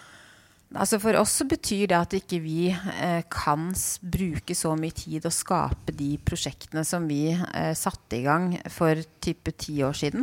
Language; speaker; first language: Norwegian; native; Norwegian